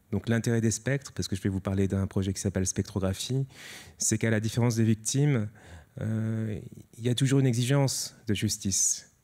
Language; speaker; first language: French; native; French